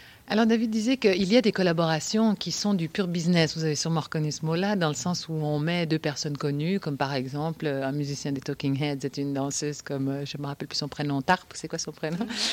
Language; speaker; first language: French; native; French